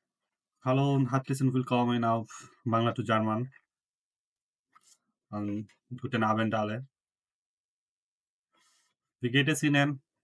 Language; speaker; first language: German; non-native, learner; Bangla